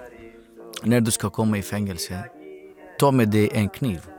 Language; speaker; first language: Swedish; non-native, fluent; Greek